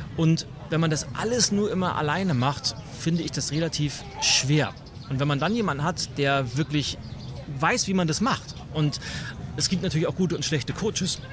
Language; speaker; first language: German; native; German